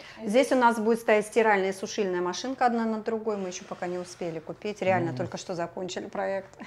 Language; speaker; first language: Russian; native; Russian